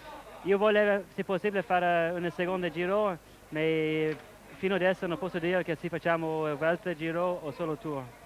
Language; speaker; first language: Italian; non-native, learner; English